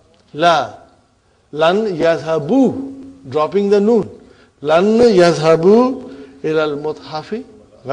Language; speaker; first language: Arabic; non-native, fluent; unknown